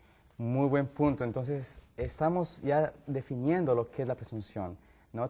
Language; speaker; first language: Spanish; native; Spanish